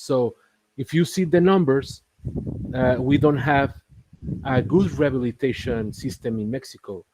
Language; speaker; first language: English; non-native, learner; Spanish